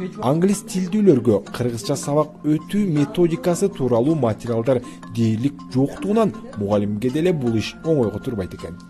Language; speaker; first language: Kyrgyz; native; Kyrgyz